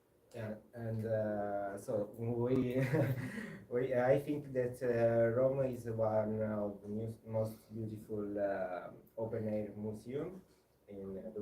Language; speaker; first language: English; non-native, learner; Italian